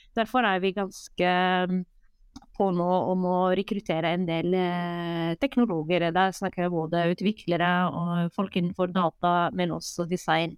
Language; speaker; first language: Norwegian; non-native, fluent; Arabic